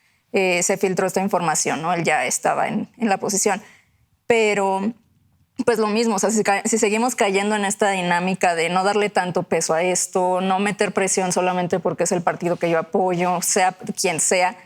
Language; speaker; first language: Spanish; native; Spanish